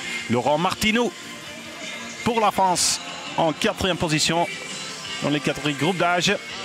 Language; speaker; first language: French; non-native, fluent; Dutch